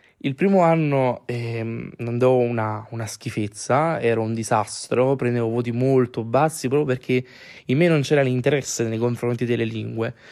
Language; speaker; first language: Italian; native; Italian